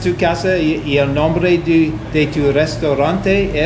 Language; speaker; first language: Spanish; non-native, learner; English